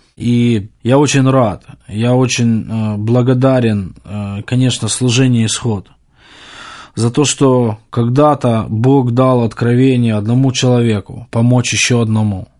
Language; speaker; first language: Russian; native; Russian